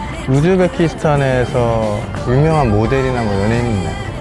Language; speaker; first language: Korean; native; Korean